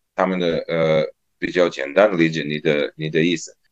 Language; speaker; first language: Chinese; non-native, learner; Serbian